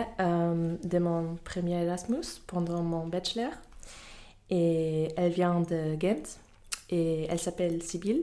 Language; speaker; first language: French; non-native, fluent; German